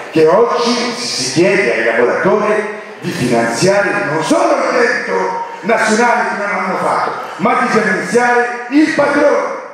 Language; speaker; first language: Italian; non-native, fluent; Arabic